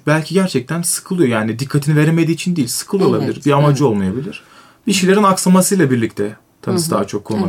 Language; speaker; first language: Turkish; native; Turkish